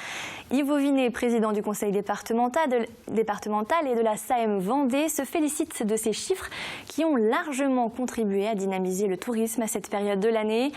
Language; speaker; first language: French; native; French